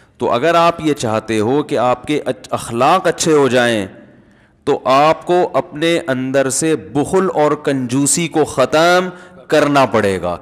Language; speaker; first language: Urdu; native; Urdu